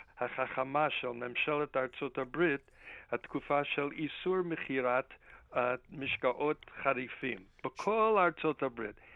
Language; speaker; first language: Hebrew; non-native, fluent; English